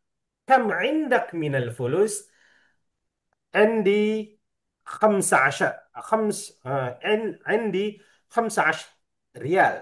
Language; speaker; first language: Arabic; non-native, fluent; Indonesian